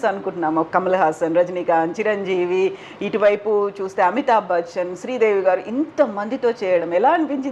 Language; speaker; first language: Telugu; native; Telugu